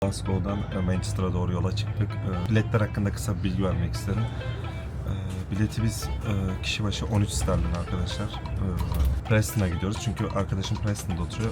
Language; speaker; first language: Turkish; native; Turkish